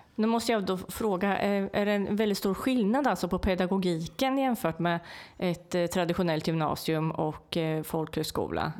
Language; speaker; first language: Swedish; native; Swedish